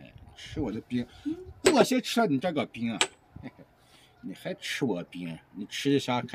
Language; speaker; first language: Chinese; native; Chinese